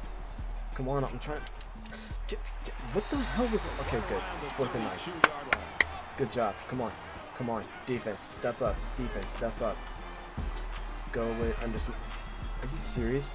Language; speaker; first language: English; native; English